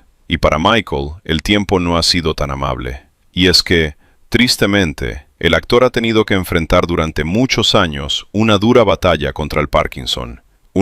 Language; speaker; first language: Spanish; native; Spanish